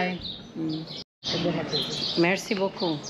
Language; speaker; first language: French; non-native, learner; Hindi